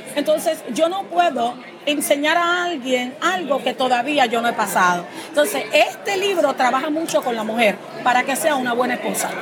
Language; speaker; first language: Spanish; early bilingual, heritage; Spanish